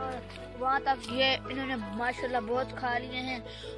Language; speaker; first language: Urdu; native; Urdu